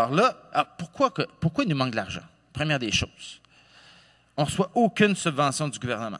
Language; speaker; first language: French; native; French